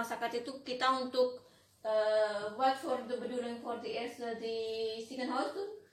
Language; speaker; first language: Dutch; non-native, learner; Indonesian